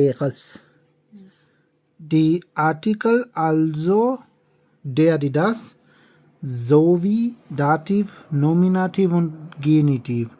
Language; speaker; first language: German; non-native, learner; Urdu